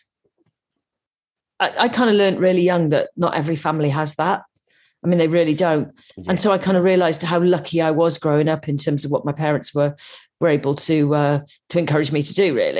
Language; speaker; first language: English; native; English